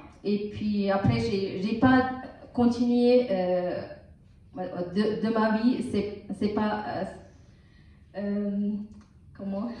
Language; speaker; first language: French; non-native, learner; Tamil